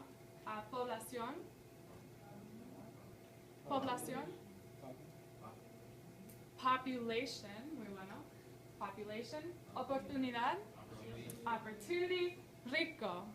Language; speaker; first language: Spanish; non-native, fluent; English